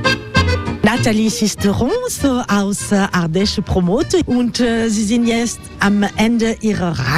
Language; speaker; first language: German; non-native, learner; French